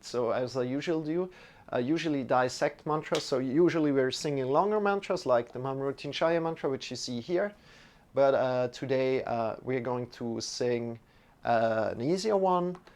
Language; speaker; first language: English; non-native, fluent; German